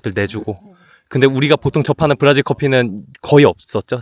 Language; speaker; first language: Korean; native; Korean